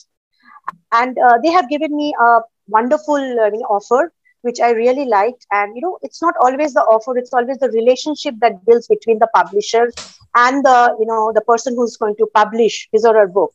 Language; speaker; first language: English; non-native, local second language; Bangla